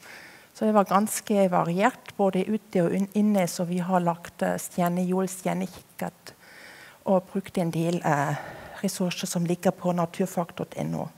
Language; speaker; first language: Norwegian; non-native, fluent; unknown